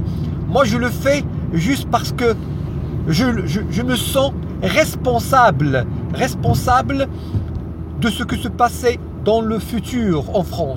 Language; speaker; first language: French; non-native, fluent; Arabic